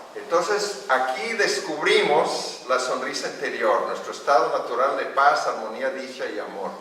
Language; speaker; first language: Spanish; non-native, fluent; English